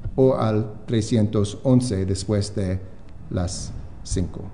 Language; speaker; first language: Spanish; non-native, fluent; English